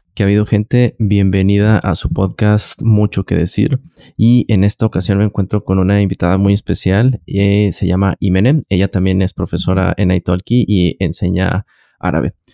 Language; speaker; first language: Spanish; native; Spanish